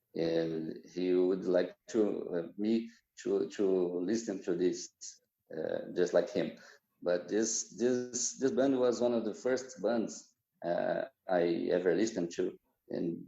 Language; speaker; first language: English; non-native, fluent; Portuguese